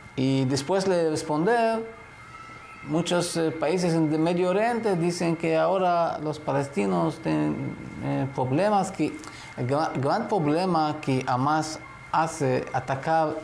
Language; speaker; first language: Spanish; non-native, fluent; Hebrew